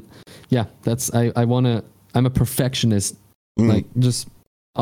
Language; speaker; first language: English; non-native, fluent; Swiss German